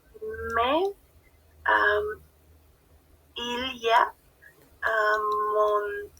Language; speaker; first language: French; non-native, learner; Spanish